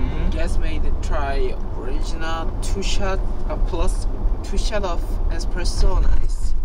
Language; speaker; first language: English; non-native, learner; Korean